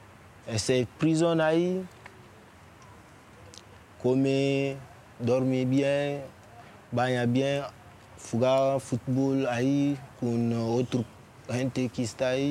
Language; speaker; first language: Spanish; non-native, learner; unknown